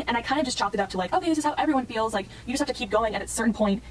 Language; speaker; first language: English; native; English